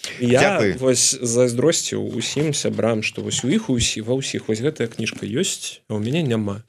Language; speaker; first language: Belarusian; non-native, local second language; Russian